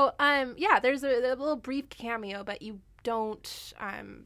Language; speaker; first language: English; native; English